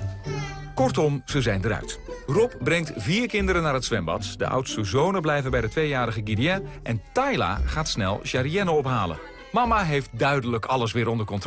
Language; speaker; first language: Dutch; native; Dutch